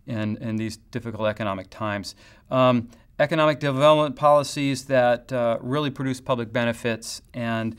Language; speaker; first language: English; native; English